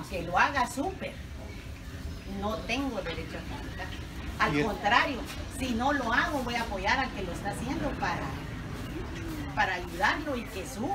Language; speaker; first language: Spanish; native; Spanish